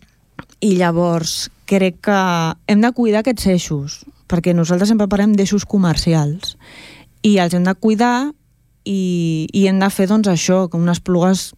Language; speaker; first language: Catalan; native; Catalan